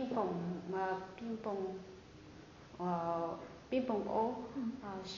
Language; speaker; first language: Japanese; non-native, learner; Vietnamese